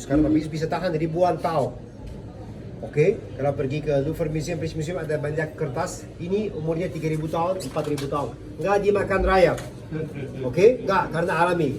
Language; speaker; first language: Indonesian; non-native, fluent; Arabic